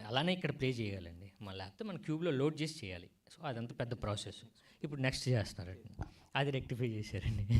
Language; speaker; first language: Telugu; native; Telugu